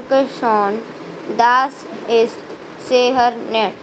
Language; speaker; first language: German; non-native, learner; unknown